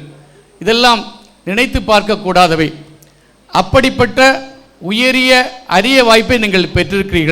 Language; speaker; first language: Tamil; native; Tamil